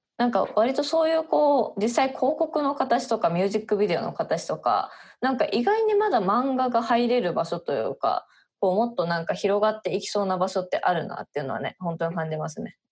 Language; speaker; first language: Japanese; native; Japanese